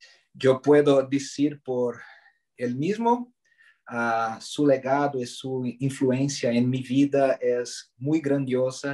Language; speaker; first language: Spanish; non-native, learner; Portuguese